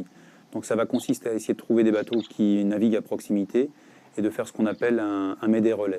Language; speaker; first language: French; native; French